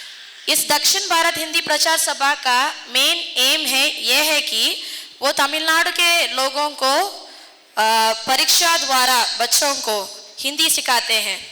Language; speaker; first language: Hindi; non-native, local second language; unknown